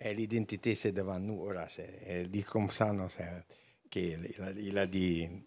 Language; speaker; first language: French; non-native, learner; Italian